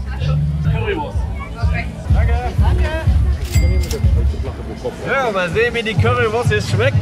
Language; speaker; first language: German; native; German